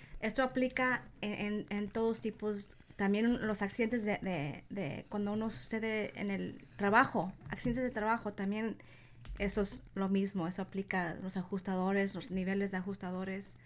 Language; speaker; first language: Spanish; early bilingual, heritage; Spanish